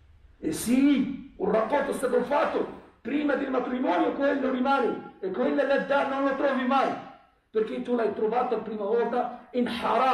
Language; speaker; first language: Italian; non-native, fluent; Arabic